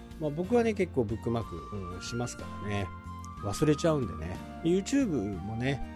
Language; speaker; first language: Japanese; native; Japanese